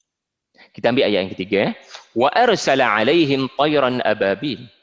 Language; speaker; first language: Malay; native; Malay